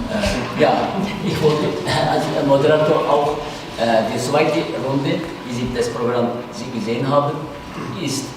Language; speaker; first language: German; non-native, fluent; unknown